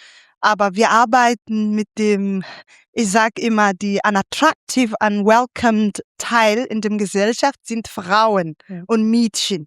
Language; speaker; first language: German; non-native, fluent; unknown